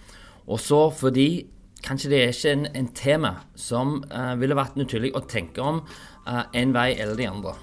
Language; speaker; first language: Norwegian; non-native, fluent; English